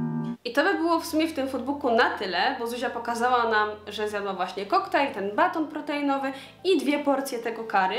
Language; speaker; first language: Polish; native; Polish